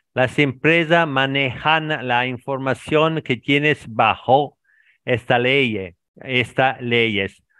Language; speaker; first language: Spanish; non-native, learner; Italian